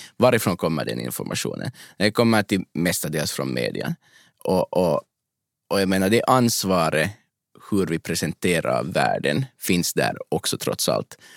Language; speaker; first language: Swedish; native; Swedish